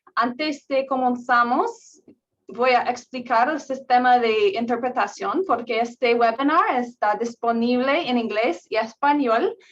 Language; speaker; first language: Spanish; non-native, learner; English